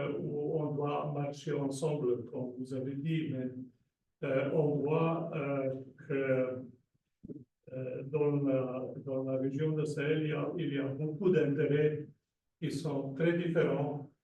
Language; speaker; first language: French; non-native, fluent; Slovenian